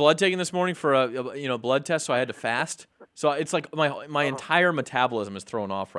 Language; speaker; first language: English; native; English